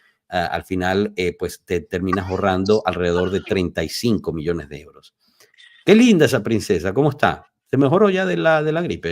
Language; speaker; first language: Spanish; native; Spanish